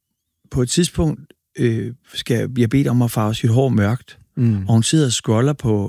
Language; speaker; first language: Danish; native; Danish